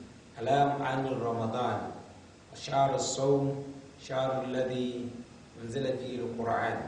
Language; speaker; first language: Arabic; non-native, fluent; Hausa